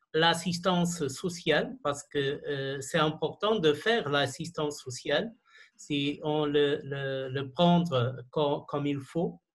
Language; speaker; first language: French; non-native, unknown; Portuguese